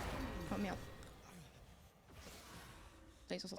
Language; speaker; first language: French; native; French